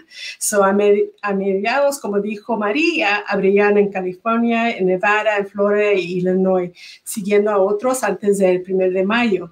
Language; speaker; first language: Spanish; early bilingual, heritage; Spanish